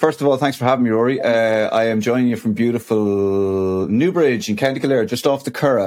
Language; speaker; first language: English; native; English